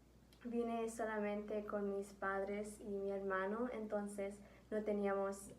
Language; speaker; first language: Spanish; early bilingual, heritage; Spanish